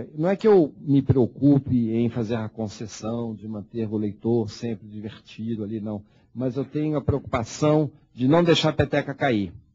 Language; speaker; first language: Portuguese; early bilingual, heritage; Portuguese